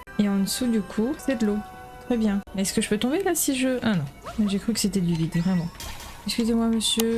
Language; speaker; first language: French; native; French